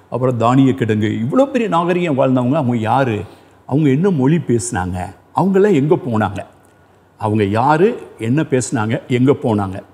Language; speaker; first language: Tamil; native; Tamil